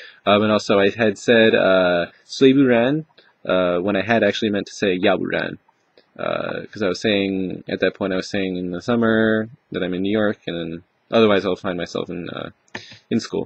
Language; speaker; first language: English; native; English